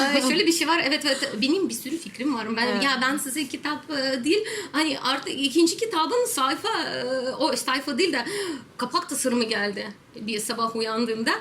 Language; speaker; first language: Turkish; non-native, fluent; Russian